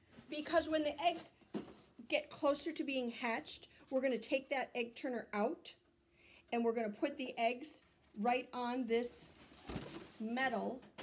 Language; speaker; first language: English; native; English